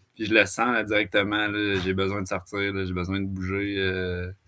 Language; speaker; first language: French; native; French